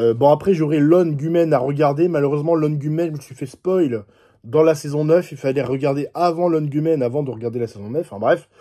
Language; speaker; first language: French; native; French